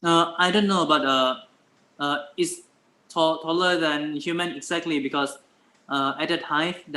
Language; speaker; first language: English; non-native, learner; Thai